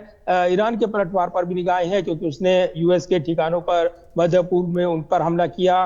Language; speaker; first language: Hindi; native; Hindi